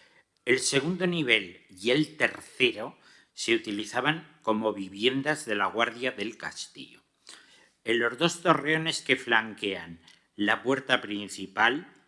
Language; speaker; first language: Spanish; native; Spanish